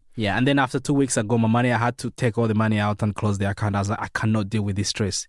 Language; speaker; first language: English; non-native, fluent; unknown